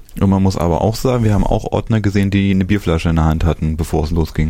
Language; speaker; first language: German; native; German